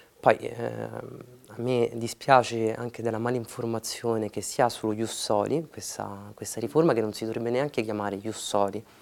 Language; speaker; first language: Italian; early bilingual, other home language; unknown